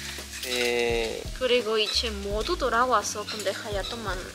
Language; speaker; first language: Korean; non-native, learner; Spanish